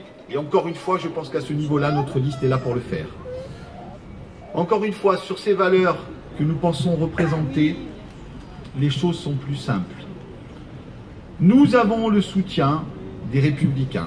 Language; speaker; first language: French; native; French